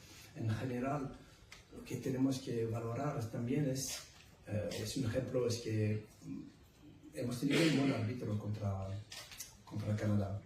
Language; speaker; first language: Spanish; non-native, fluent; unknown